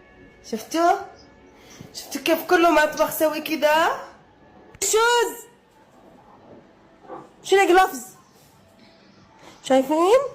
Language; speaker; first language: Arabic; non-native, learner; Amharic